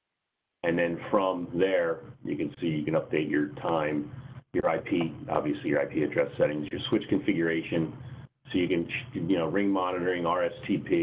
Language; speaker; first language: English; native; English